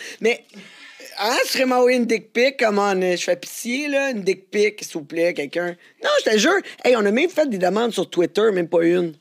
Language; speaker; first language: French; native; French